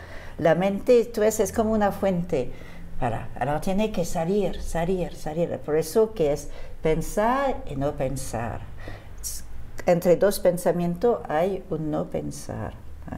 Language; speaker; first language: Spanish; non-native, fluent; French